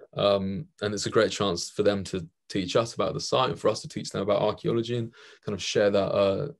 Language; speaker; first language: English; native; English